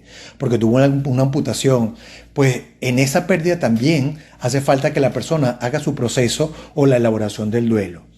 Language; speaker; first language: Spanish; native; Spanish